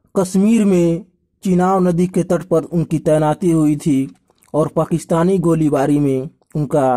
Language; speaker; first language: Hindi; native; Hindi